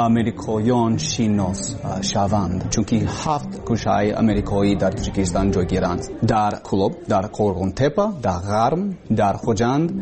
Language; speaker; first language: Persian; non-native, learner; English